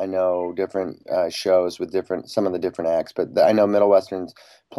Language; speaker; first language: English; native; English